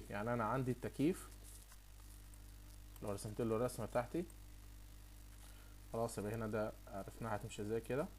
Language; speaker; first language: Arabic; native; Arabic